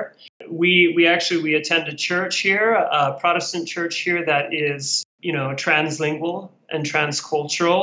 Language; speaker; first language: English; native; English